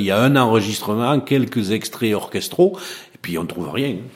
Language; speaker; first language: French; native; French